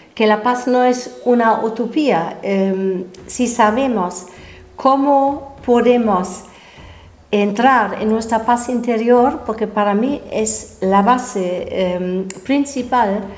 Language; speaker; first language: Spanish; non-native, fluent; German